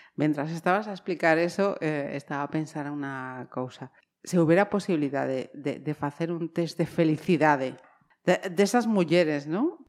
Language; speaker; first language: Galician; native; Galician